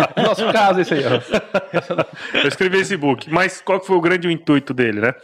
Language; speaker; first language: Portuguese; native; Portuguese